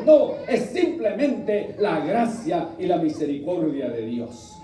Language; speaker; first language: Spanish; native; Spanish